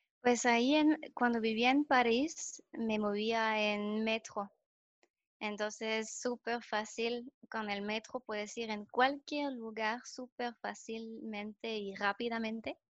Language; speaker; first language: Spanish; non-native, fluent; French